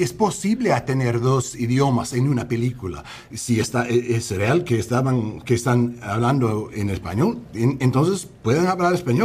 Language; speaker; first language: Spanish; non-native, fluent; English